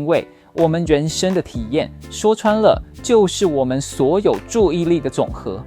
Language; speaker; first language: Chinese; native; Chinese